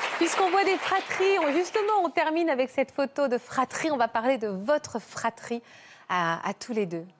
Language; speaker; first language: French; native; French